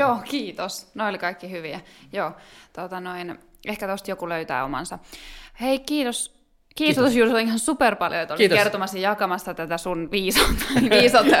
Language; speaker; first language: Finnish; native; Finnish